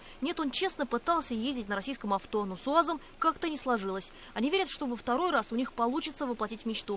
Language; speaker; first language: Russian; native; Russian